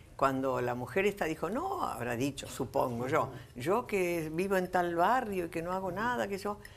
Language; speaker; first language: Spanish; native; Spanish